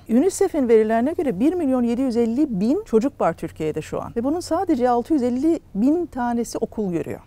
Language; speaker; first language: Turkish; native; Turkish